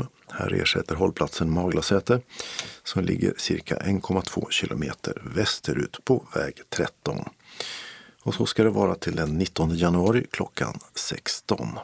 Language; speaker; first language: Swedish; native; Swedish